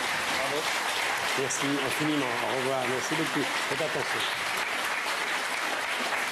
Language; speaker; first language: French; native; French